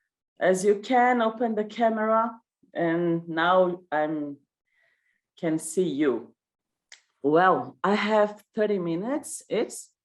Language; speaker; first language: English; non-native, learner; Portuguese